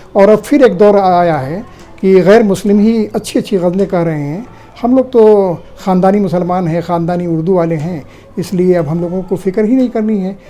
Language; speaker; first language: Urdu; native; Urdu